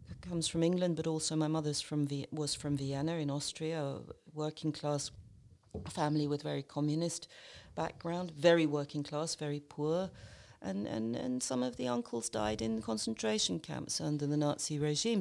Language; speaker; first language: English; native; English